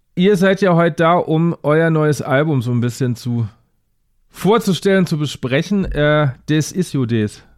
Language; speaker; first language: German; native; German